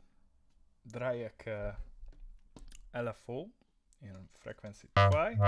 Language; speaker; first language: German; non-native, learner; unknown